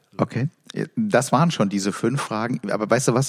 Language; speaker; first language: German; native; German